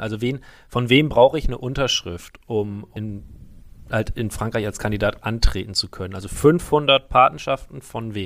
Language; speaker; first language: German; native; German